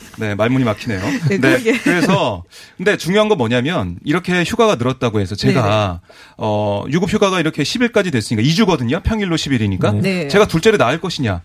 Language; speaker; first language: Korean; non-native, fluent; Turkish